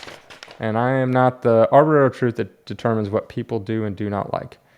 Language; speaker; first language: English; native; English